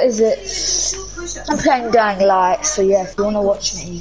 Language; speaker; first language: English; native; English